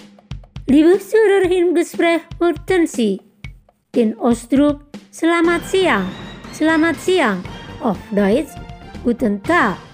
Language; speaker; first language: German; non-native, fluent; Indonesian